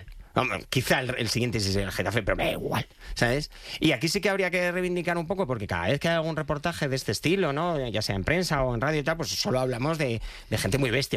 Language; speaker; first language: Spanish; native; Spanish